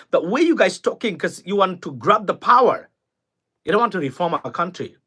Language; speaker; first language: English; non-native, local second language; Bangla